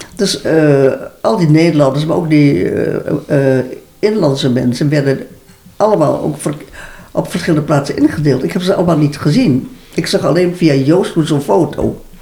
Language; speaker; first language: Dutch; early bilingual, other home language; Malay